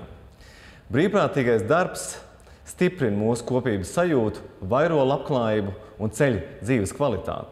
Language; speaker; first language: Latvian; native; Latvian